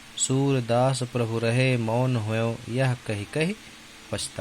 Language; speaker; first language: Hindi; native; Hindi